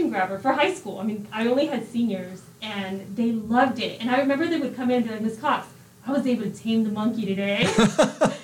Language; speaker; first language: English; early bilingual, other home language; Spanish